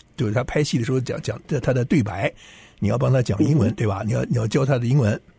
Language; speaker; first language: Chinese; native; Chinese